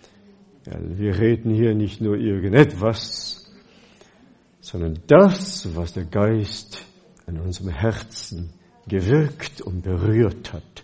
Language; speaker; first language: German; non-native, fluent; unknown